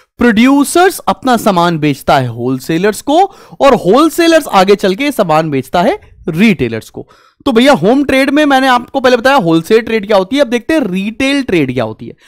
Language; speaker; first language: Hindi; native; Hindi